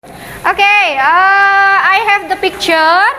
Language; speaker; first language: English; non-native, learner; Indonesian